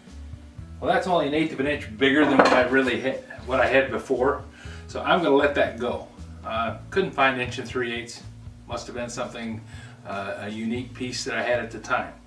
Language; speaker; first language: English; native; English